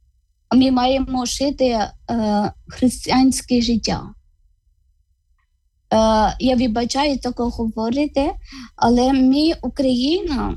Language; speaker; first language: Ukrainian; non-native, learner; Malayalam